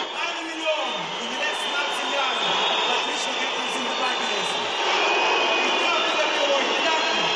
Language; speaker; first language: German; non-native, fluent; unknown